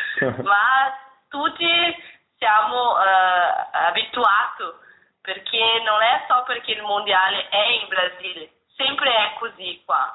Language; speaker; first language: Italian; non-native, learner; Portuguese